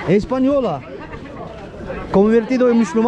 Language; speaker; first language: Spanish; non-native, learner; Turkish